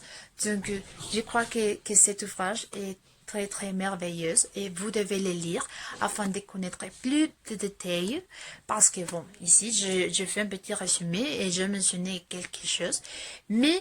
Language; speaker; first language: French; non-native, fluent; Spanish